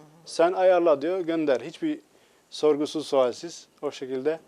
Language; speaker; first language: Turkish; non-native, fluent; Albanian